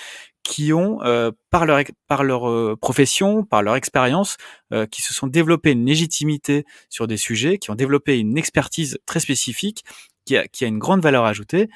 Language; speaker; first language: French; native; French